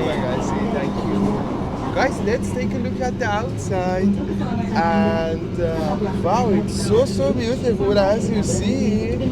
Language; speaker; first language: English; non-native, fluent; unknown